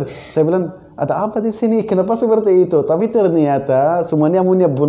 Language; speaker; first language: Indonesian; non-native, learner; Arabic